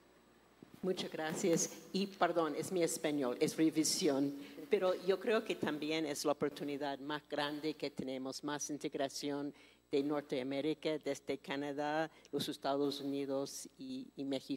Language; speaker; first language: Spanish; non-native, fluent; English